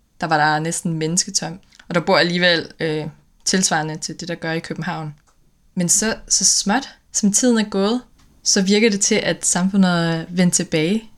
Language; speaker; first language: Danish; native; Danish